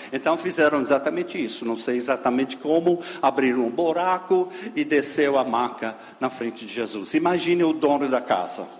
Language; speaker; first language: Portuguese; non-native, fluent; English